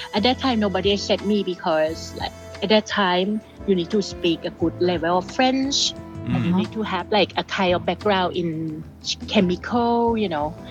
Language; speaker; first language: English; non-native, fluent; Thai